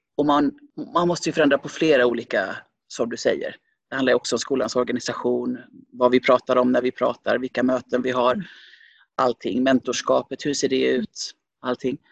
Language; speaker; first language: Swedish; early bilingual, other home language; Finnish